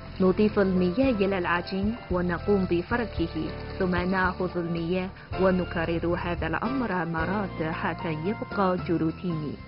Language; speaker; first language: Arabic; non-native, fluent; Chinese